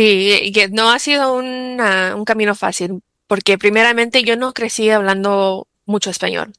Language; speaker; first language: Spanish; early bilingual, heritage; English